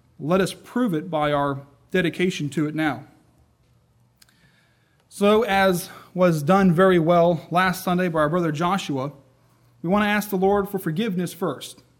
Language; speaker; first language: English; native; English